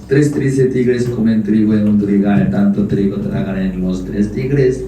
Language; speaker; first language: Spanish; non-native, fluent; Korean